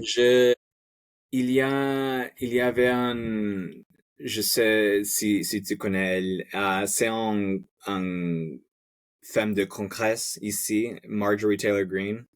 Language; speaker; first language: French; non-native, fluent; Spanish